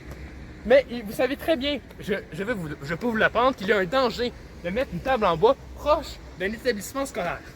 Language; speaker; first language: French; native; French